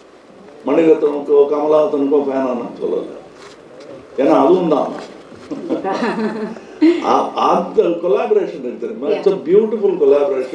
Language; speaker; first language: Tamil; native; Tamil